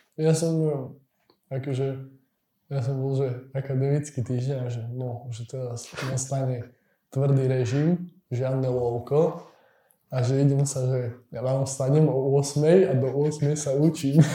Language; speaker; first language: Slovak; native; Slovak